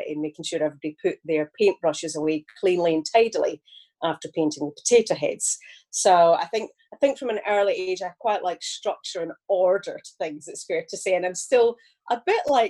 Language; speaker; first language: English; native; English